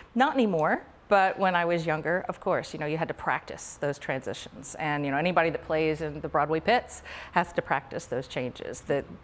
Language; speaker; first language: English; native; English